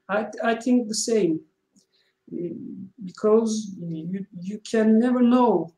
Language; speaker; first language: English; non-native, learner; Turkish